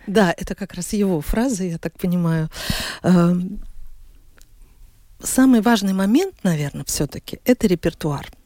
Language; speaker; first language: Russian; native; Russian